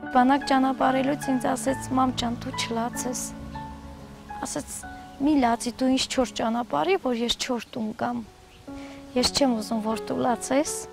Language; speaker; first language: Armenian; native; Armenian